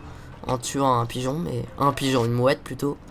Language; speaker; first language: French; native; French